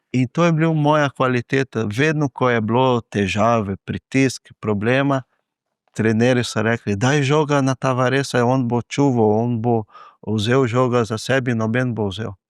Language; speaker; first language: Slovenian; non-native, fluent; Portuguese